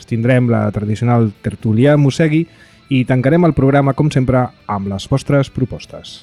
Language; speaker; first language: Catalan; native; Catalan